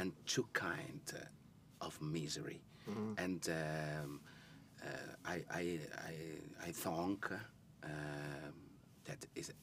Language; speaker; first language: English; non-native, learner; Italian